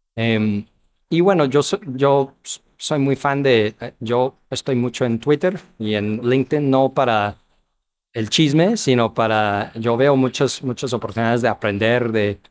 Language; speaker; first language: Spanish; non-native, fluent; English